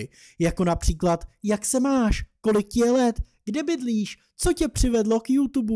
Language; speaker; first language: Czech; native; Czech